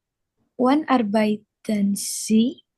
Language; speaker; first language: German; non-native, learner; Indonesian